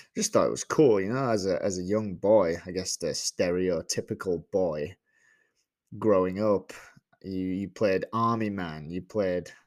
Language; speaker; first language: English; native; English